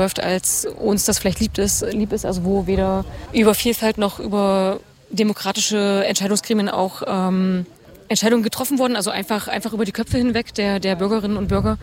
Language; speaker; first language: German; native; German